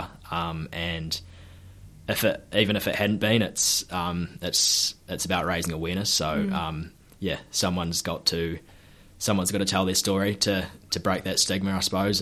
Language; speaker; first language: English; native; English